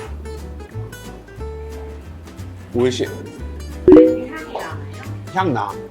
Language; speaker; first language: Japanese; non-native, fluent; Korean